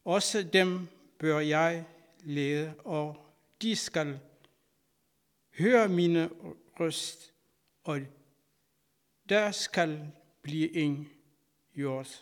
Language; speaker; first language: Danish; non-native, fluent; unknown